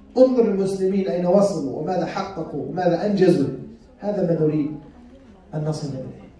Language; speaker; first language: Arabic; native; Arabic